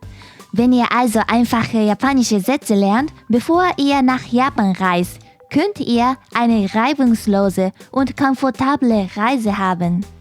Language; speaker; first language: German; non-native, fluent; Japanese